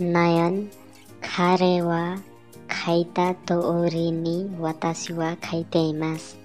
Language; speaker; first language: Japanese; non-native, learner; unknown